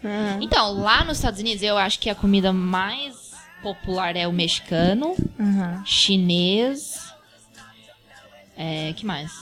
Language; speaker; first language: Portuguese; early bilingual, heritage; Portuguese